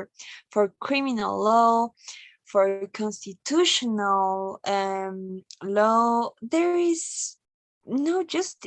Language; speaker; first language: English; non-native, learner; Spanish